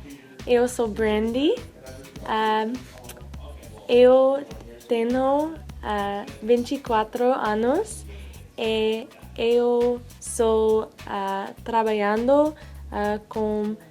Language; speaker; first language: Portuguese; non-native, learner; English